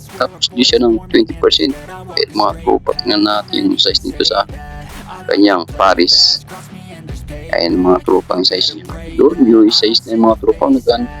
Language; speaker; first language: Filipino; native; Filipino